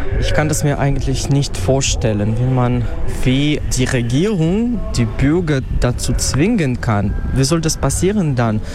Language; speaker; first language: German; non-native, fluent; Russian